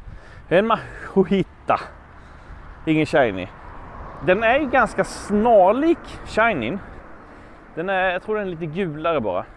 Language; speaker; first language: Swedish; native; Swedish